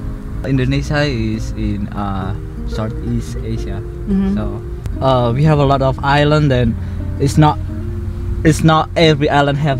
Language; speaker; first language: English; non-native, learner; Javanese